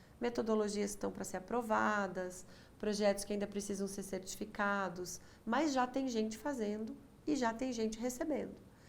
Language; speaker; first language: Portuguese; native; Portuguese